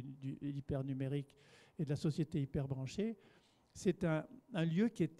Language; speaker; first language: French; native; French